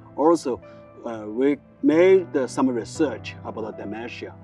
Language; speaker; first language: English; non-native, learner; Chinese